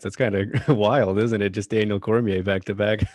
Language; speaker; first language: English; native; English